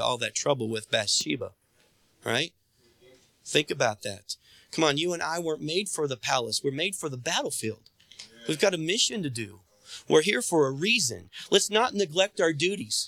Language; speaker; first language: English; native; English